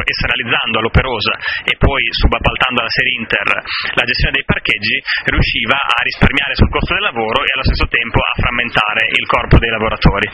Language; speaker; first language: Italian; native; Italian